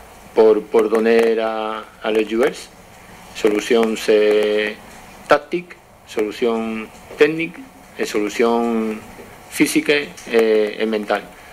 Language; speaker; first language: French; non-native, learner; Spanish